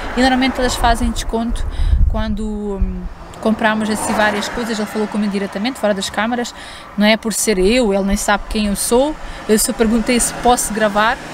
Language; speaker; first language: Portuguese; non-native, fluent; Ukrainian